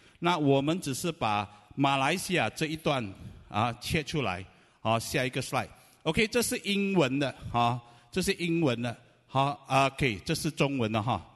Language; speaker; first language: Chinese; native; Chinese